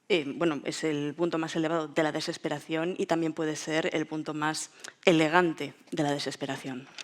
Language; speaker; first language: Spanish; native; Spanish